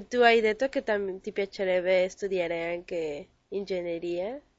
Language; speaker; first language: Italian; non-native, learner; Spanish